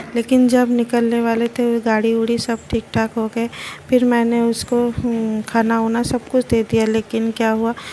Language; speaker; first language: Hindi; non-native, local second language; Bangla